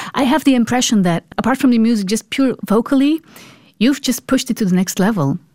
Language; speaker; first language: English; non-native, fluent; Dutch